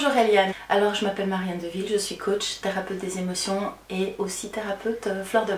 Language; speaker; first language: French; native; French